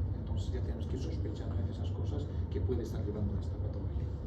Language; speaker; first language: Spanish; native; Spanish